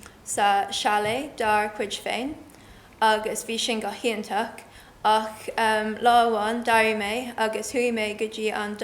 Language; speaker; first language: Irish; non-native, learner; English